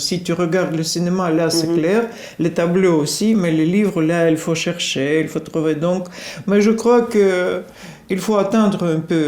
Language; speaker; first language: French; non-native, fluent; Russian